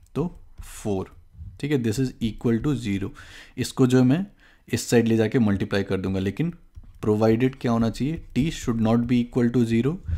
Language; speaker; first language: Hindi; native; Hindi